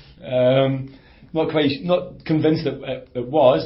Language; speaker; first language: English; native; English